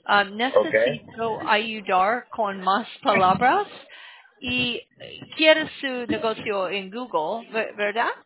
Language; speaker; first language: Spanish; non-native, learner; English